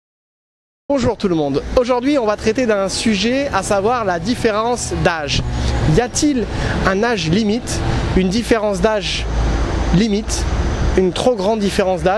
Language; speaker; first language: French; native; French